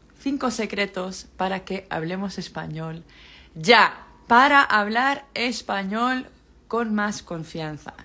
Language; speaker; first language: Spanish; non-native, fluent; Dutch